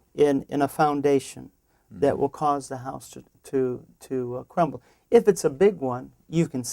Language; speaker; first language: English; native; English